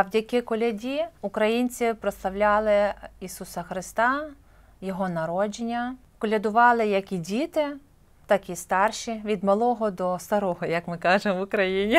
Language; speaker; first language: Ukrainian; native; Ukrainian